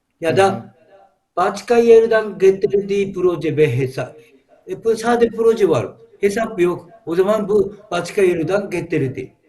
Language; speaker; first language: Turkish; non-native, learner; Japanese